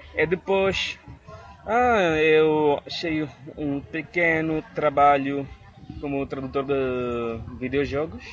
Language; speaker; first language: Portuguese; non-native, fluent; Catalan